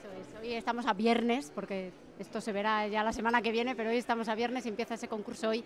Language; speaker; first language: Spanish; native; Spanish